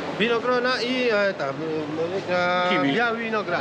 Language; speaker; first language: Polish; non-native, learner; Georgian